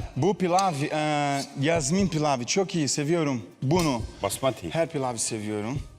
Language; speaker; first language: Turkish; non-native, learner; Portuguese